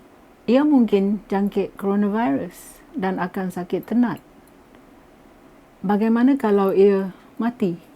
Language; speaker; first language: Malay; native; Malay